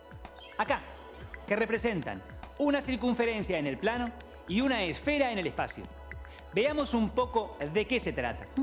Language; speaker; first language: Spanish; native; Spanish